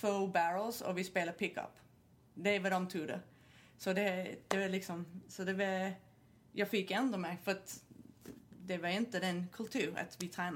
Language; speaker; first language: Swedish; non-native, fluent; English